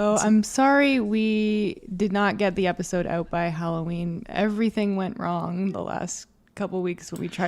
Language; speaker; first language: English; native; English